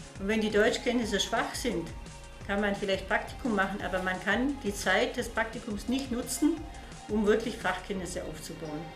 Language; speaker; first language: German; non-native, fluent; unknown